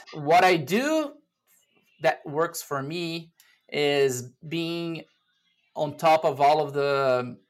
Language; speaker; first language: English; non-native, fluent; Portuguese